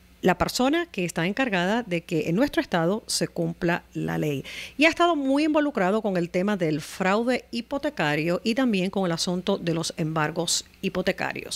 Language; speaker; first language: Spanish; native; Spanish